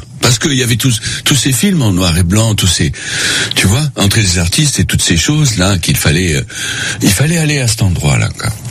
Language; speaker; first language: French; non-native, local second language; Spanish